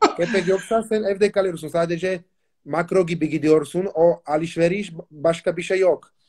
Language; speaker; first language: Turkish; non-native, learner; Slovak